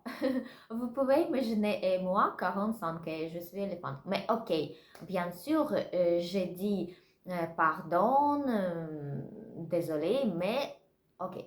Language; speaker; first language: French; non-native, learner; Russian